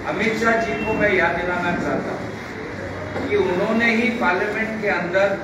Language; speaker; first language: Hindi; non-native, local second language; Assamese